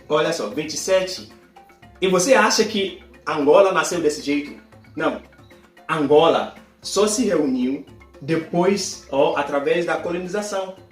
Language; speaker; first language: Portuguese; non-native, fluent; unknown